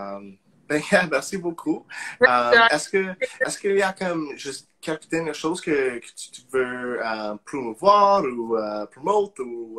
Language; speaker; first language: French; non-native, local second language; English